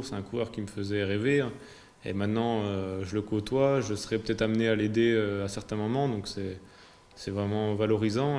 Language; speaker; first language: French; native; French